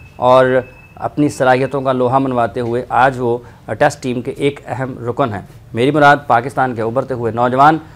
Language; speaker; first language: Urdu; non-native, local second language; Punjabi